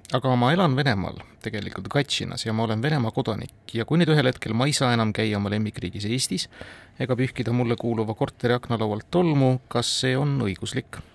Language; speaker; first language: Estonian; native; Estonian